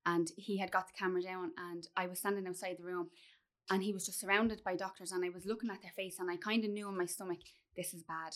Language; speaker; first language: English; native; English